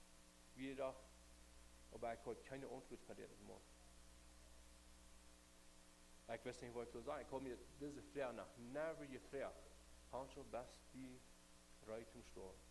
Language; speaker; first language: German; non-native, learner; Plautdietsch